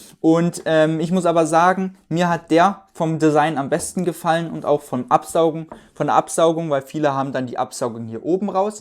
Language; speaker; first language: German; native; German